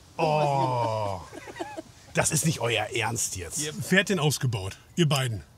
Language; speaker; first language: German; native; German